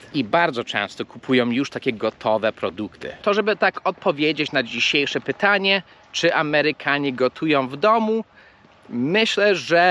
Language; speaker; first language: Polish; early bilingual, heritage; Polish